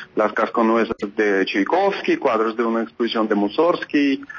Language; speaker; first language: Spanish; non-native, fluent; Russian